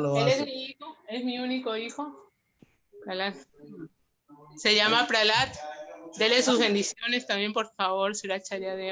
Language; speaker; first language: Spanish; native; Spanish